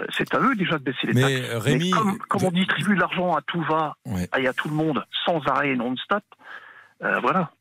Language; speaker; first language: French; native; French